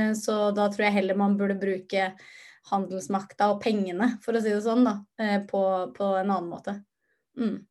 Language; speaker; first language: Norwegian; native; Norwegian